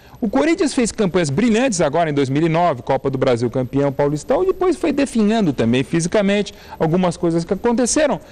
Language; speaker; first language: Portuguese; native; Portuguese